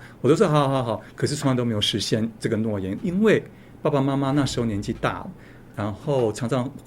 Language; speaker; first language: Chinese; native; Chinese